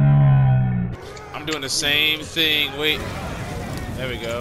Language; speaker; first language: English; native; English